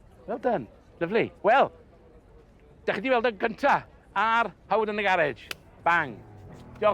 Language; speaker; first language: Welsh; native; Welsh